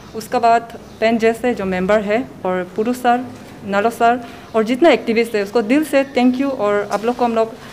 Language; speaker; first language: Hindi; non-native, local second language; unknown